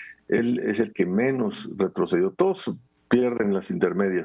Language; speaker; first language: Spanish; native; Spanish